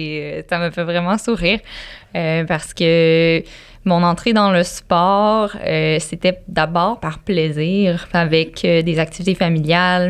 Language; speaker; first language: French; native; French